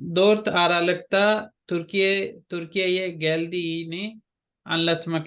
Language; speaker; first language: Turkish; non-native, fluent; Urdu